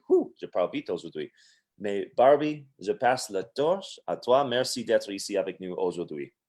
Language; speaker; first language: French; non-native, fluent; English